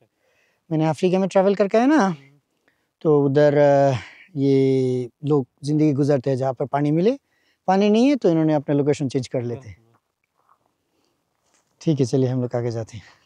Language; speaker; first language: Hindi; non-native, fluent; Bangla